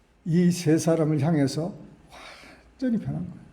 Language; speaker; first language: Korean; native; Korean